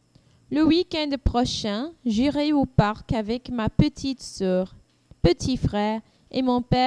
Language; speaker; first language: French; non-native, learner; English